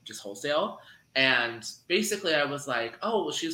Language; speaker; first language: English; native; English